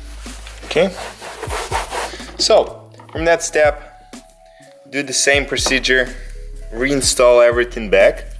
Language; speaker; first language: English; non-native, fluent; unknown